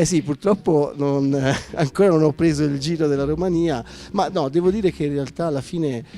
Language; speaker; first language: Italian; native; Italian